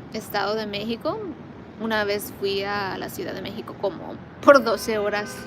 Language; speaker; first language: Spanish; early bilingual, heritage; Spanish